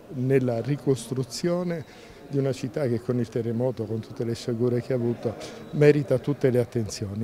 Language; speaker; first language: Italian; native; Italian